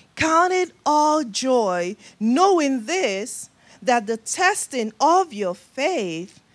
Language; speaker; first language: English; non-native, local second language; Igbo